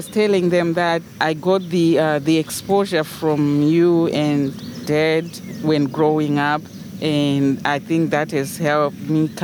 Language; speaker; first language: English; non-native, local second language; Shona